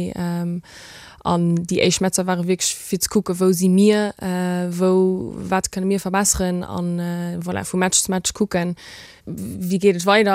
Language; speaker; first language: Luxembourgish; early bilingual, heritage; Luxembourgish